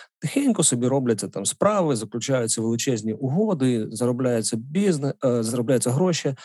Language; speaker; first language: Ukrainian; native; Ukrainian